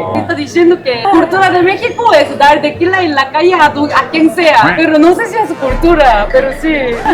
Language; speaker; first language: Spanish; non-native, fluent; Korean